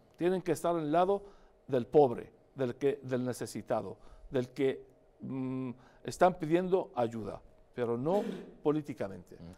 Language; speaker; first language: Spanish; non-native, fluent; Arabic